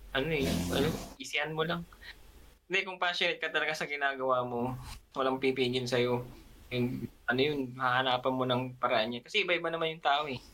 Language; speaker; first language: Filipino; non-native, local second language; Pangasinan